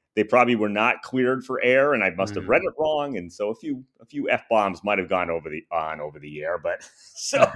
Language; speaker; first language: English; native; English